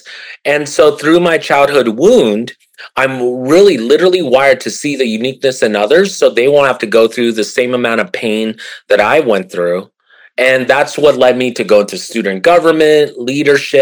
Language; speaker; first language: English; early bilingual, other home language; Japanese